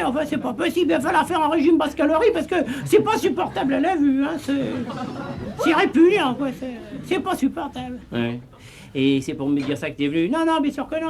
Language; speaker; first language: French; native; French